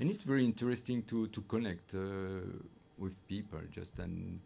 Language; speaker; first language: English; non-native, learner; French